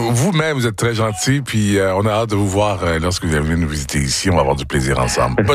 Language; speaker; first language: French; native; French